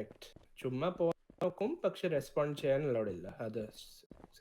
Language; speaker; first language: Malayalam; early bilingual, heritage; Malayalam